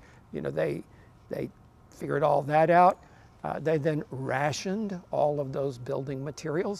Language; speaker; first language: English; native; English